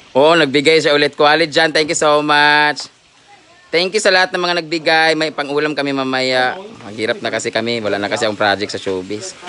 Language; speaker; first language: Filipino; non-native, local second language; Cebuano